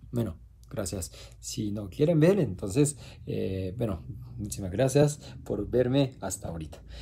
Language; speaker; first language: Spanish; non-native, fluent; Japanese